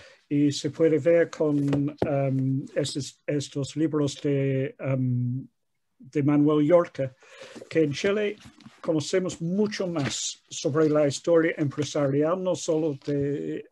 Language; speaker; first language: Spanish; non-native, fluent; English